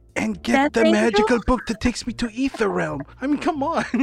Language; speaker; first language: English; native; English